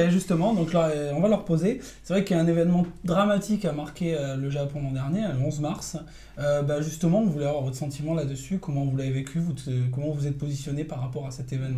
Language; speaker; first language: French; native; French